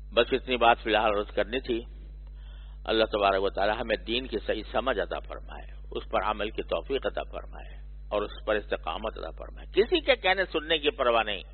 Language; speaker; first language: Urdu; native; Urdu